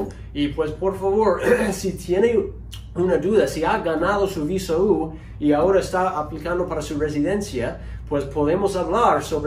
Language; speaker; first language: Spanish; non-native, fluent; English